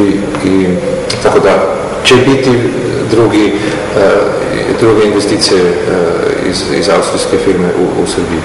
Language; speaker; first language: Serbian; non-native, learner; German